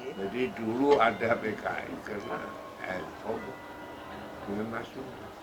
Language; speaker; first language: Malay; non-native, local second language; Javanese